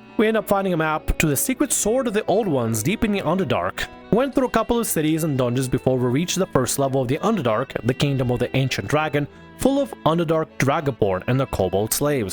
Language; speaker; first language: English; native; English